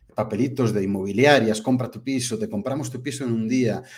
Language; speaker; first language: Spanish; native; Spanish